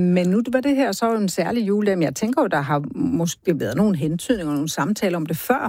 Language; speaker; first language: Danish; native; Danish